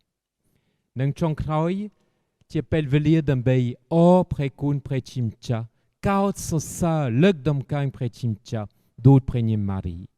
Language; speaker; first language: Khmer; non-native, fluent; French